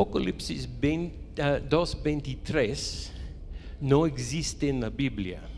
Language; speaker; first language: Spanish; non-native, fluent; English